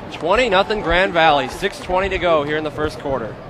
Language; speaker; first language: English; native; English